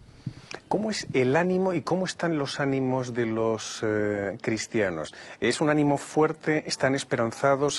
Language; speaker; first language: Spanish; native; Spanish